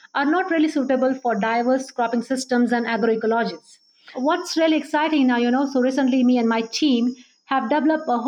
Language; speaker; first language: English; non-native, local second language; Marathi